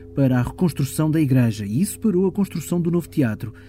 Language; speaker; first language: Portuguese; native; Portuguese